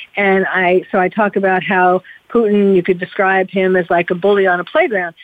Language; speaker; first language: English; native; English